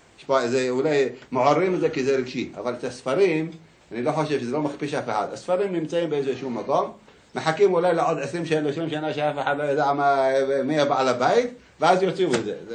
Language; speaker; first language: Hebrew; early bilingual, other home language; Arabic